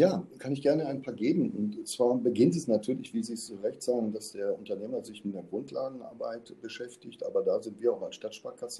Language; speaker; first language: German; native; German